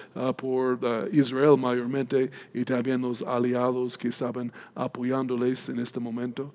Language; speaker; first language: Spanish; non-native, fluent; English